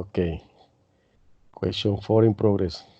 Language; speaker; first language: English; non-native, learner; Spanish